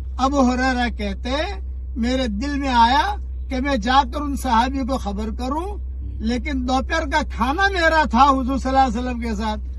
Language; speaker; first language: Urdu; non-native, local second language; Gujarati